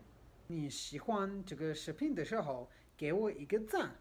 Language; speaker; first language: Chinese; non-native, fluent; English